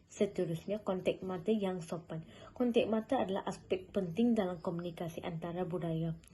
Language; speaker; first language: Malay; non-native, local second language; Tamil